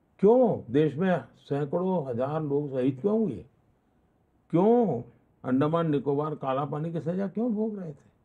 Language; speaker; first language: Hindi; non-native, local second language; Gujarati